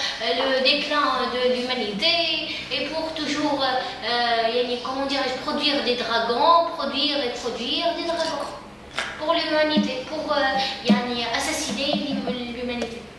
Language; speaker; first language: French; non-native, learner; Arabic